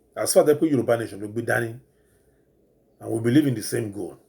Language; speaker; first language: English; non-native, local second language; Yoruba